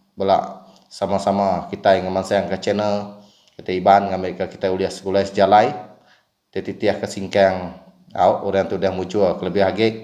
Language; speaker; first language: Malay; non-native, local second language; Iban